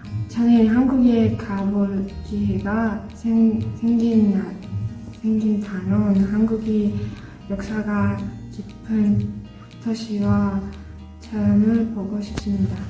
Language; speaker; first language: Korean; non-native, learner; Russian